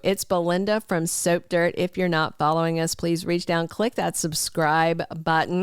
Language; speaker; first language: English; native; English